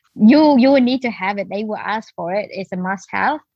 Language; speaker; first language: English; non-native, fluent; Vietnamese